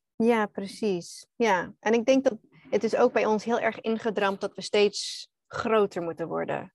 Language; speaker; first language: Dutch; non-native, fluent; English